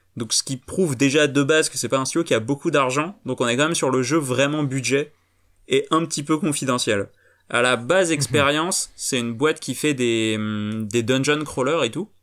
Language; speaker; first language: French; native; French